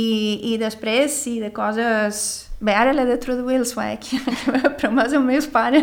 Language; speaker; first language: Catalan; early bilingual, other home language; Swedish